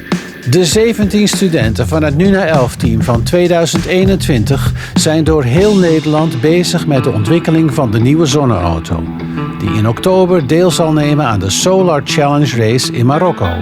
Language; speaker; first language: Dutch; native; Dutch